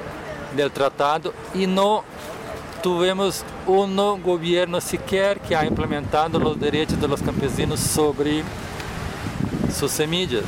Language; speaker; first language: Spanish; non-native, fluent; Portuguese